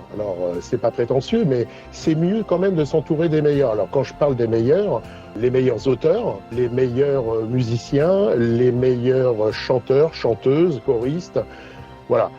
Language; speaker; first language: French; native; French